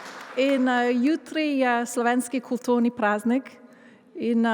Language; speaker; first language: Slovenian; non-native, learner; English